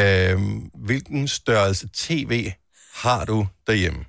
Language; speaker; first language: Danish; native; Danish